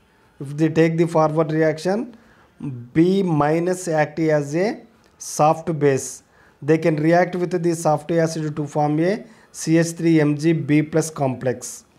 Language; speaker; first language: English; non-native, local second language; Telugu